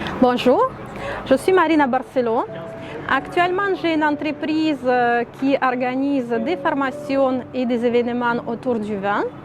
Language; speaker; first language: French; non-native, fluent; Russian